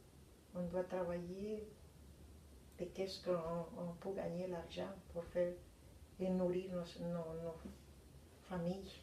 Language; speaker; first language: French; non-native, fluent; Spanish